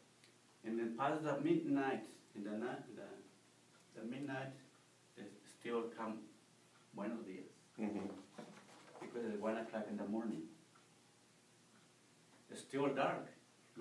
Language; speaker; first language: English; non-native, learner; Spanish